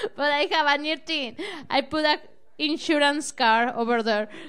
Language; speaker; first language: English; non-native, learner; Spanish